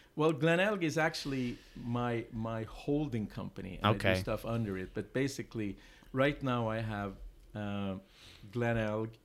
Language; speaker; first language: English; non-native, fluent; Swedish